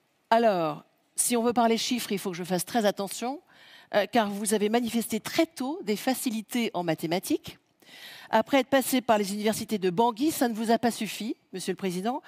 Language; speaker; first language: French; early bilingual, heritage; French